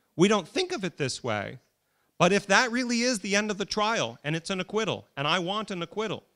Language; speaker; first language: English; native; English